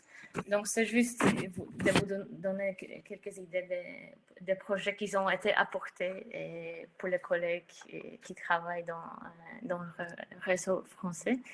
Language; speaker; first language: French; non-native, fluent; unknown